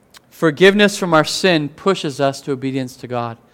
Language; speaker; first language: English; native; English